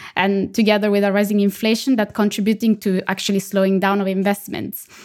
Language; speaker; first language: English; non-native, fluent; Italian